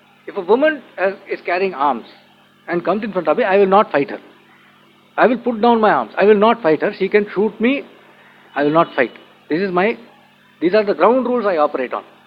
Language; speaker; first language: English; non-native, local second language; Tamil